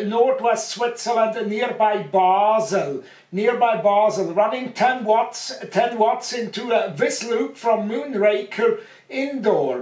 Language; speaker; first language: English; non-native, fluent; German